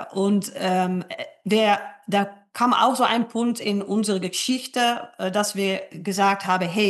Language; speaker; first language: German; non-native, fluent; Dutch